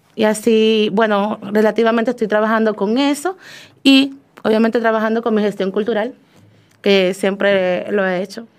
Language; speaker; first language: Spanish; native; Spanish